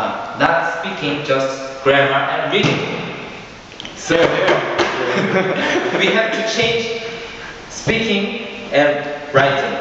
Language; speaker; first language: English; non-native, learner; Korean